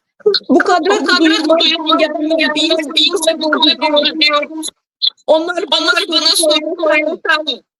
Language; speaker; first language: Turkish; non-native, learner; Turkmen